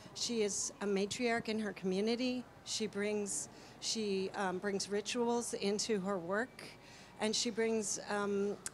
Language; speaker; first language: English; native; English